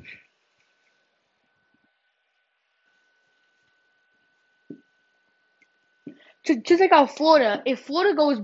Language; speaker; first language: English; native; English